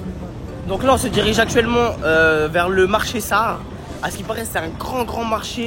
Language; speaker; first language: French; native; French